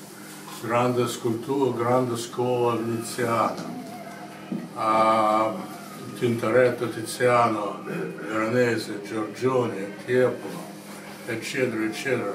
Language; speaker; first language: Italian; non-native, learner; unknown